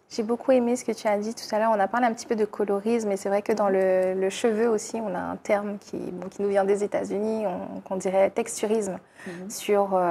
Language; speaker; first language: French; native; French